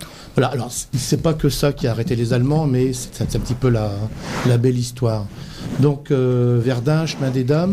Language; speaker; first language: French; native; French